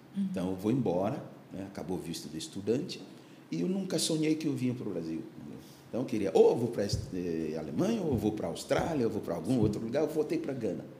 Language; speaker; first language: Portuguese; non-native, fluent; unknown